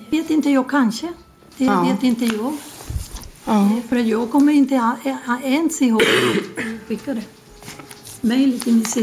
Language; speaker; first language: Swedish; non-native, learner; Spanish